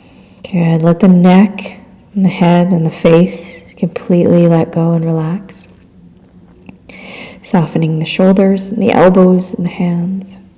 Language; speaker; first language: English; native; English